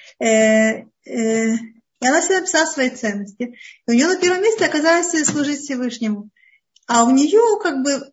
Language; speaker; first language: Russian; early bilingual, heritage; Russian